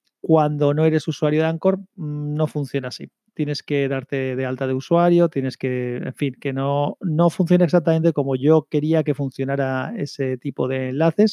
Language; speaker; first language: Spanish; native; Spanish